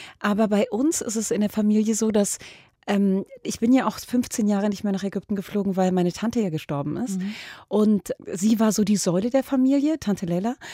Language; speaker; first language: German; early bilingual, other home language; Arabic